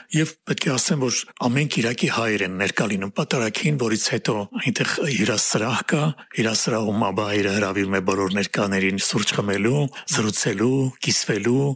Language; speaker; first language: Armenian; native; Armenian